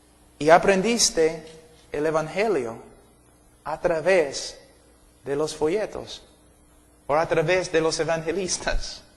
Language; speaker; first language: Spanish; non-native, fluent; English